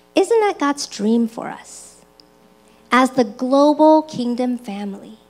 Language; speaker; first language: English; early bilingual, other home language; Chinese